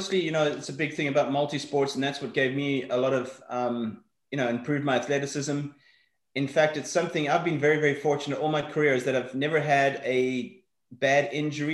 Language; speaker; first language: English; native; English